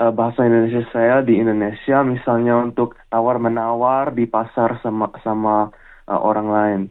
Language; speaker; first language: Indonesian; early bilingual, other home language; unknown